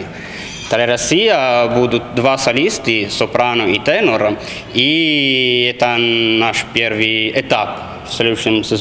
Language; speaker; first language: Russian; non-native, learner; Italian